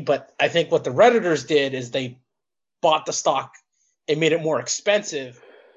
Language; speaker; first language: English; native; English